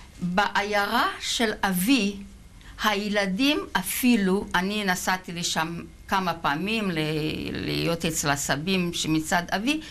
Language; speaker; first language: Hebrew; non-native, fluent; Yiddish